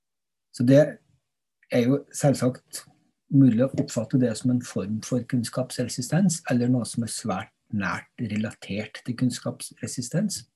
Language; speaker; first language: Norwegian; native; Norwegian